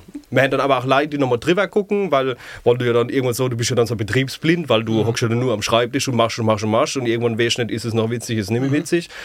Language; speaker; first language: German; native; German